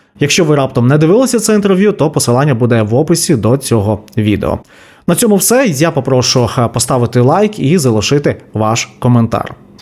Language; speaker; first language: Ukrainian; native; Ukrainian